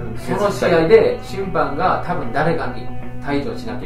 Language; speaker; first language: Japanese; non-native, fluent; English